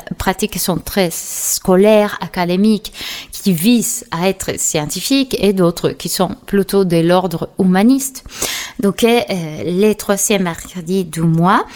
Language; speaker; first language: French; non-native, fluent; Spanish